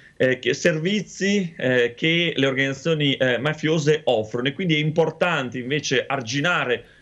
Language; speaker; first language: Italian; native; Italian